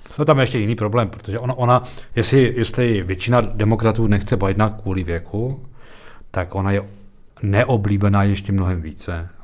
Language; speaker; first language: Czech; native; Czech